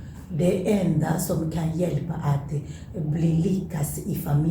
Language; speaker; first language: Swedish; non-native, learner; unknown